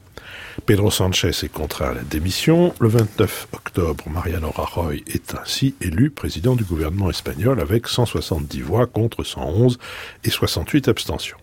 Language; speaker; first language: French; native; French